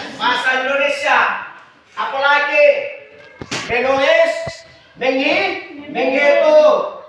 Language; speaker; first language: Indonesian; non-native, local second language; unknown